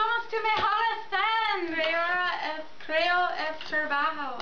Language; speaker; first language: Spanish; non-native, learner; English